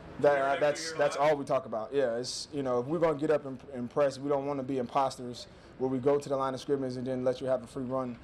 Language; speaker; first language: English; native; English